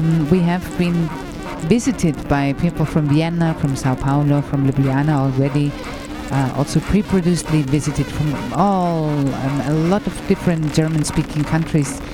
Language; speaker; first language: English; non-native, fluent; German